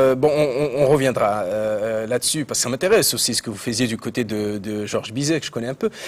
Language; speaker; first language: French; non-native, local second language; Arabic